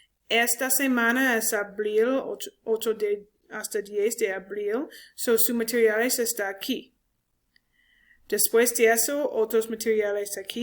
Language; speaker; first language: Spanish; non-native, learner; English